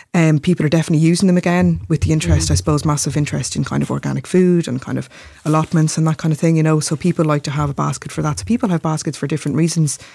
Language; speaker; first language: English; native; English